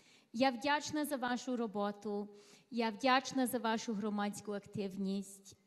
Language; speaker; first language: Ukrainian; early bilingual, heritage; Ukrainian